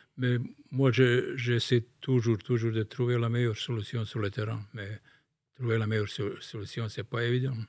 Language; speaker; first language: French; non-native, fluent; Bosnian